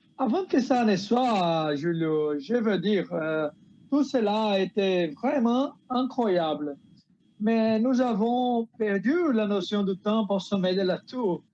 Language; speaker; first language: French; non-native, learner; Portuguese